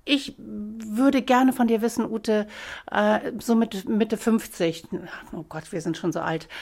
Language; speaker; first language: German; native; German